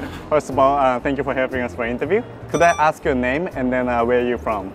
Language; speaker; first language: English; non-native, fluent; Japanese